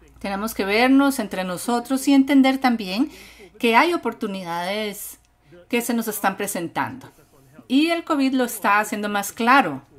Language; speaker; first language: Spanish; non-native, fluent; English